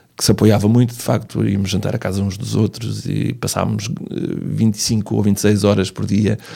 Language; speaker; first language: Portuguese; native; Portuguese